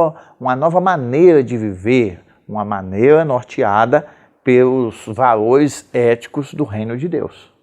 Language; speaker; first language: Portuguese; native; Portuguese